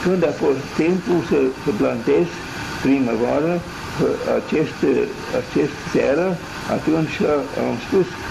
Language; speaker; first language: Romanian; non-native, local second language; German